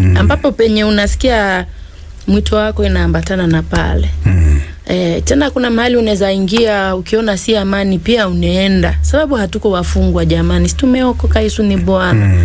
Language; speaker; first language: Swahili; non-native, local second language; Lingala